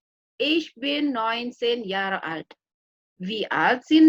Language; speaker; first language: German; non-native, fluent; Indonesian